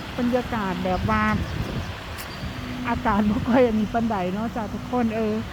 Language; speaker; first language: Thai; non-native, local second language; Northeastern Thai